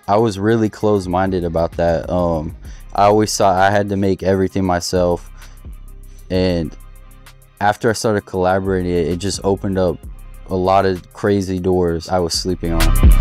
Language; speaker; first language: English; native; English